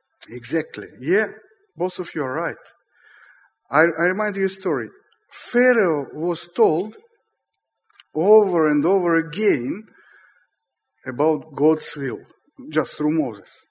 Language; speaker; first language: English; non-native, fluent; Russian